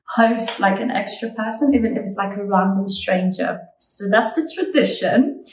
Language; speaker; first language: English; non-native, fluent; Polish